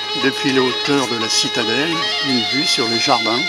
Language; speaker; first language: French; native; French